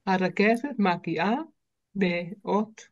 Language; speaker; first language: Hebrew; non-native, learner; Dutch